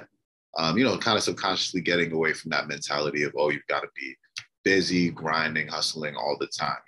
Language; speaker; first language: English; native; English